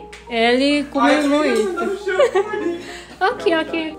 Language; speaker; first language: Portuguese; non-native, learner; Korean